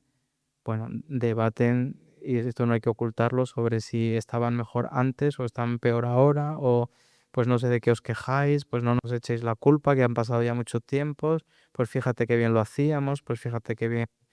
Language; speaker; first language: Spanish; native; Spanish